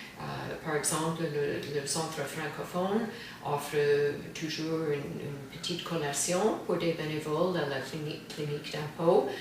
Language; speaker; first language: French; non-native, fluent; English